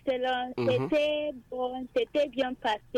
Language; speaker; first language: French; non-native, learner; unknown